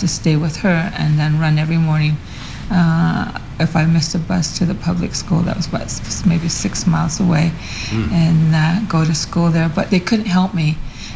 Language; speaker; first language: English; early bilingual, other home language; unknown